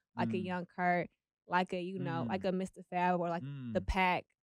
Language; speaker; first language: English; native; English